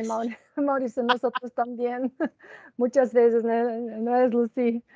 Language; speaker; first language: Spanish; non-native, fluent; Portuguese